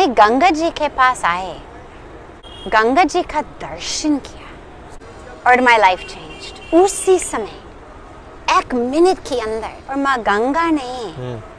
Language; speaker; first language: Hindi; non-native, learner; English